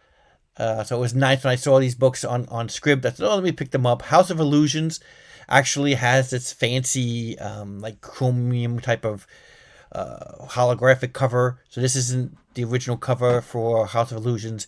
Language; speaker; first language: English; native; English